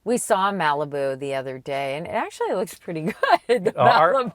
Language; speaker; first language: English; native; English